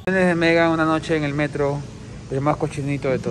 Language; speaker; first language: Spanish; native; Spanish